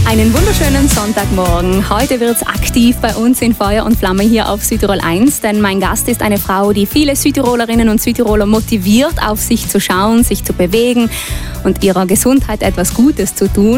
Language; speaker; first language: German; native; German